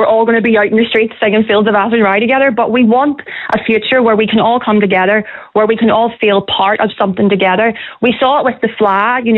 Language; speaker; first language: English; native; English